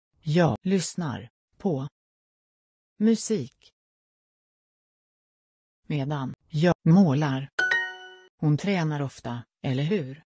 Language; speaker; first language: Swedish; non-native, learner; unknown